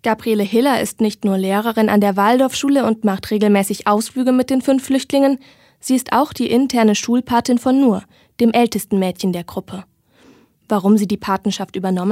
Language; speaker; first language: German; native; German